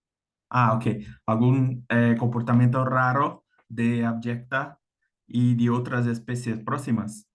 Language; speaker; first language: Spanish; non-native, fluent; Portuguese